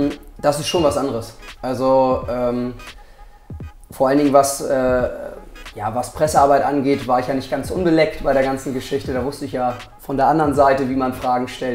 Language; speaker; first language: German; native; German